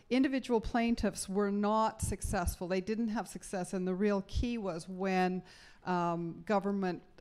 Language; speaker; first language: English; native; English